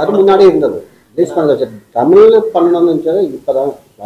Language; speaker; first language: Tamil; non-native, local second language; Malayalam